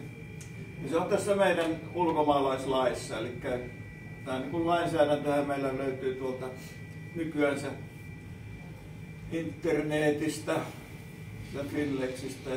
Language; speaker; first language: Finnish; native; Finnish